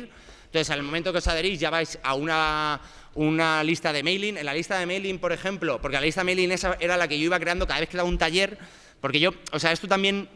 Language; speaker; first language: Spanish; native; Spanish